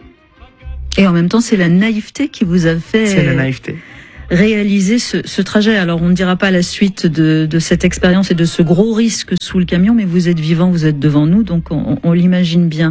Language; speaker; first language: French; native; French